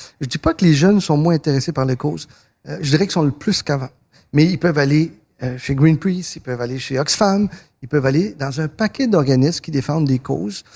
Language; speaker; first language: French; early bilingual, other home language; Spanish